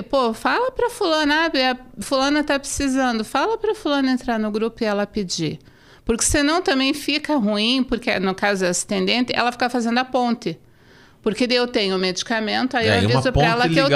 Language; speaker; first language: Portuguese; native; Portuguese